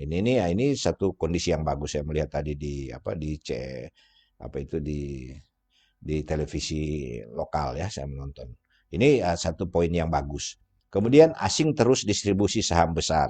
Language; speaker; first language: Indonesian; native; Indonesian